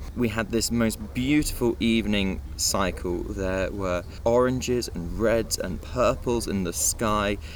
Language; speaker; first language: English; native; English